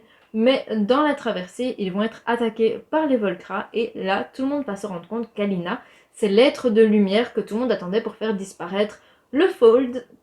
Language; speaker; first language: French; native; French